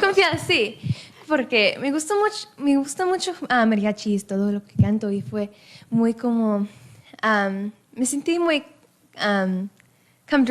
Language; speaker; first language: Spanish; early bilingual, other home language; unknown